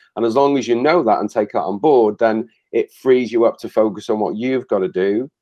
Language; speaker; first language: English; native; English